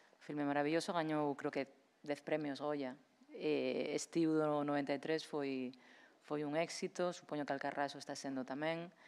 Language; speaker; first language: Galician; non-native, local second language; Spanish